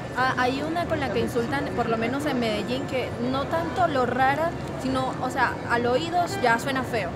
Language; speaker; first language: Spanish; native; Spanish